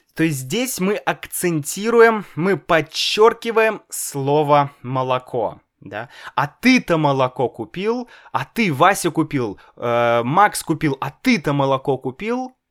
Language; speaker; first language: Russian; native; Russian